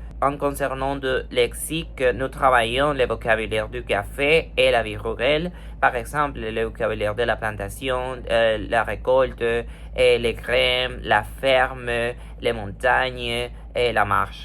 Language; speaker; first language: French; non-native, fluent; Spanish